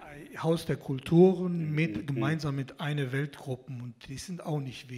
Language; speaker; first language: German; non-native, fluent; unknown